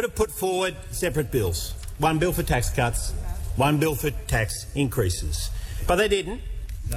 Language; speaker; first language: English; native; English